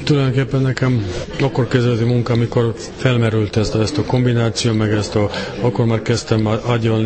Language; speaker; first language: Hungarian; non-native, fluent; Serbian